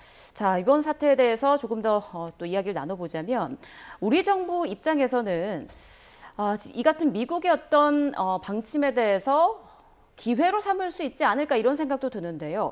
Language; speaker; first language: Korean; native; Korean